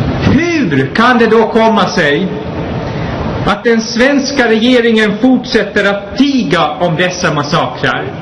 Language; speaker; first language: Swedish; non-native, fluent; Persian